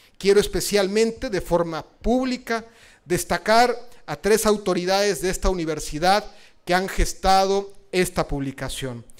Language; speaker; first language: Spanish; native; Spanish